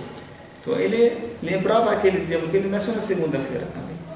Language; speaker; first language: Portuguese; non-native, fluent; Arabic